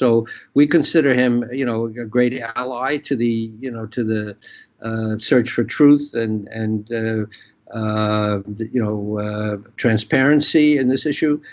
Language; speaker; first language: English; native; English